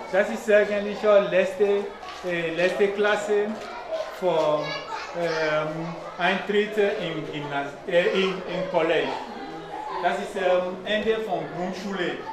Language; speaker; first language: German; non-native, fluent; Ewe